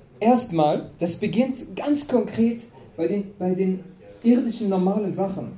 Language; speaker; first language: German; non-native, fluent; French